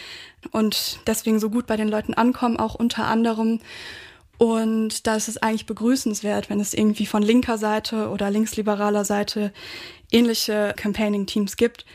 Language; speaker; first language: German; native; German